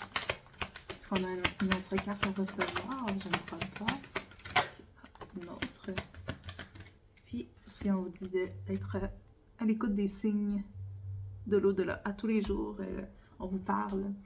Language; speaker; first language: French; native; French